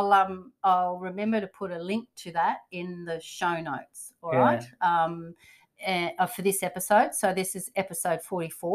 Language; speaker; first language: English; native; English